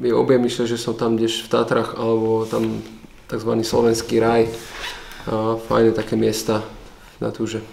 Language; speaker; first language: Polish; non-native, learner; Slovak